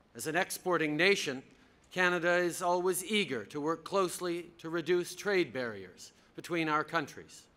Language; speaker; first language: English; early bilingual, other home language; French